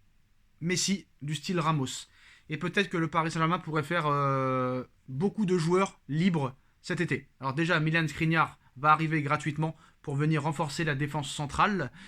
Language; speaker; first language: French; native; French